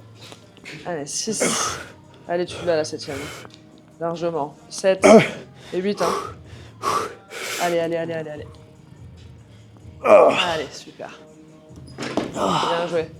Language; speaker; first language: French; native; French